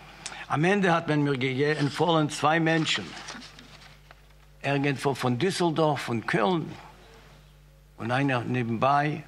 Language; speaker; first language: German; non-native, fluent; Yiddish